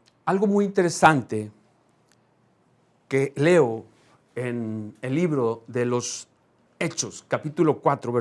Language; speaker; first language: Spanish; native; Spanish